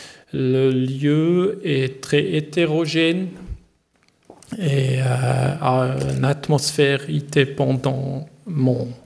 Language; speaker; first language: French; non-native, learner; German